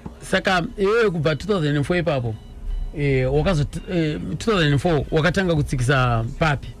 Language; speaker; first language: Shona; native; Shona